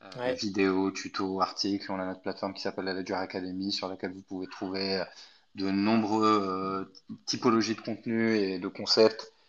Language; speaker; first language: French; non-native, fluent; Arabic